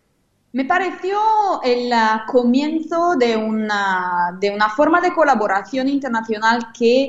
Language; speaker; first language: Spanish; non-native, fluent; Italian